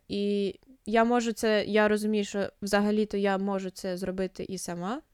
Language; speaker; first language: Ukrainian; non-native, local second language; Russian